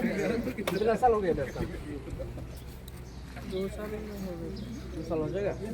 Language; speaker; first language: Hindi; non-native, local second language; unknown